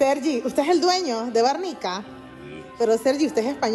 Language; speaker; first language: Spanish; native; Spanish